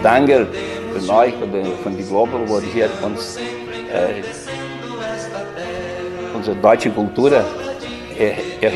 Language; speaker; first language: German; non-native, learner; Portuguese